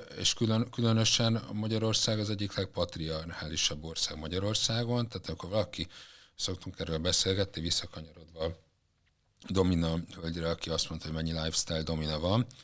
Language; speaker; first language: Hungarian; native; Hungarian